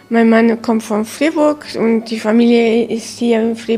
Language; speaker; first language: German; early bilingual, heritage; German